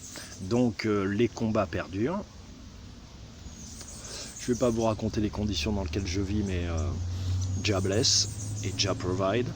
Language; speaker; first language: French; native; French